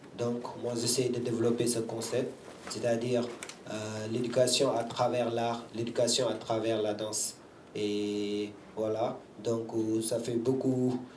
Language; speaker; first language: French; non-native, local second language; Wolof